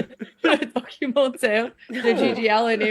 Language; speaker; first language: French; non-native, learner; English